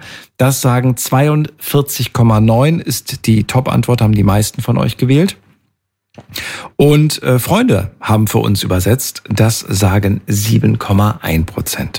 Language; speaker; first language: German; native; German